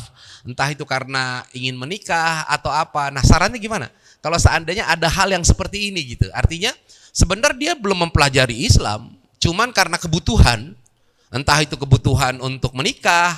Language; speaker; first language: Indonesian; native; Indonesian